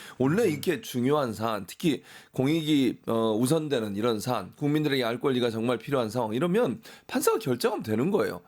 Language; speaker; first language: Korean; native; Korean